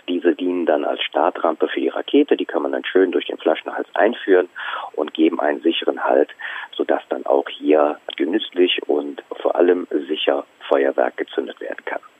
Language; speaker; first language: German; native; German